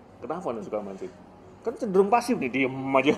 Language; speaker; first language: Indonesian; native; Indonesian